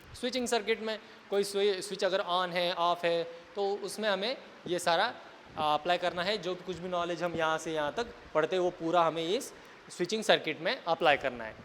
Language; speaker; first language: Hindi; non-native, local second language; Marathi